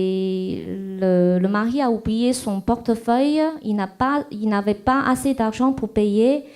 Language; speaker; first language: French; non-native, fluent; Chinese